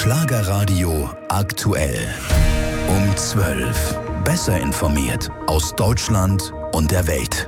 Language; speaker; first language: German; native; German